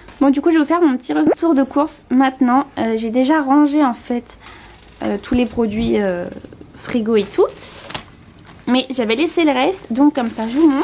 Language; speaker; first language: French; native; French